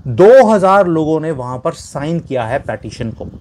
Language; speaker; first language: Hindi; native; Hindi